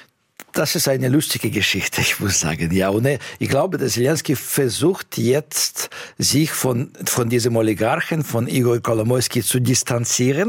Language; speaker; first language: German; non-native, fluent; Russian